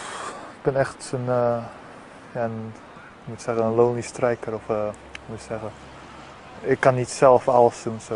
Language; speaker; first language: Dutch; early bilingual, heritage; Dutch